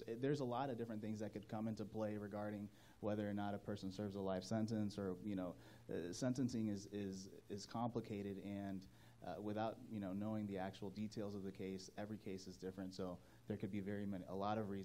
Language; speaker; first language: English; native; English